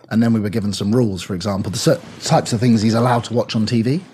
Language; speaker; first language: English; native; English